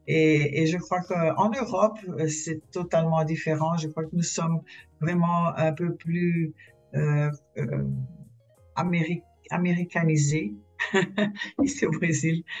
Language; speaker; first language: French; non-native, fluent; Portuguese